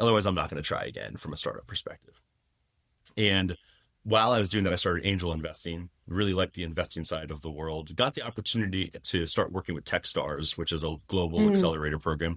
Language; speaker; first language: English; native; English